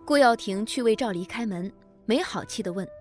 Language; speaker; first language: Chinese; native; Chinese